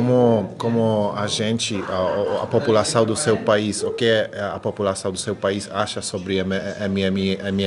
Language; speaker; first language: Portuguese; non-native, fluent; Polish